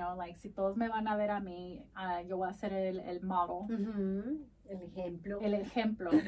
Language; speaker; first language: Spanish; early bilingual, heritage; Spanish